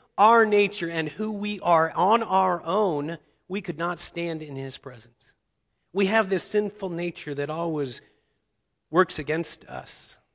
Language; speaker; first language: English; native; English